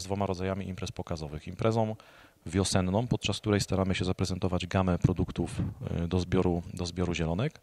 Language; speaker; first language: Polish; native; Polish